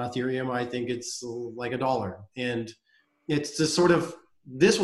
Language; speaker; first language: English; native; English